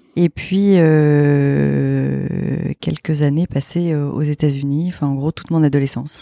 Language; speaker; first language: French; native; French